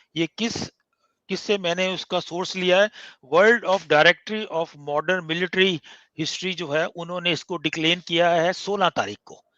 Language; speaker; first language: Hindi; non-native, fluent; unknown